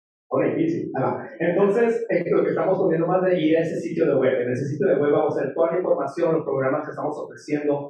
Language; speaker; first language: Spanish; native; Spanish